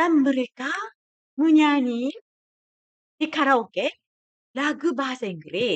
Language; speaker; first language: Indonesian; non-native, fluent; Japanese